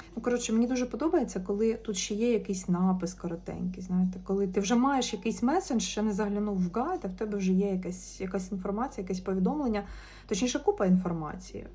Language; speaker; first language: Ukrainian; native; Ukrainian